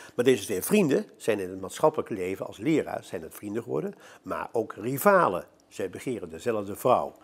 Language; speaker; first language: Dutch; native; Dutch